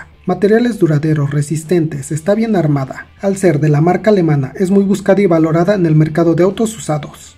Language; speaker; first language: Spanish; native; Spanish